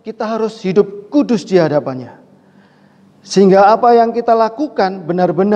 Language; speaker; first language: Indonesian; native; Indonesian